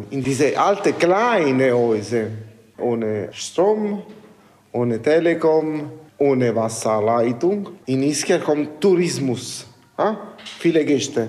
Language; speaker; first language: German; non-native, fluent; Italian